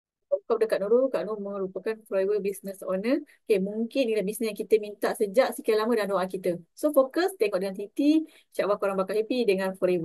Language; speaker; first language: Malay; native; Malay